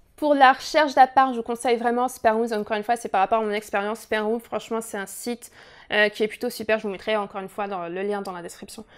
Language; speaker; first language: French; native; French